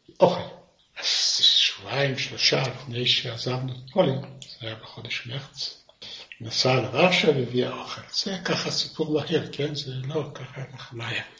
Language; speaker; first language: Hebrew; non-native, fluent; Yiddish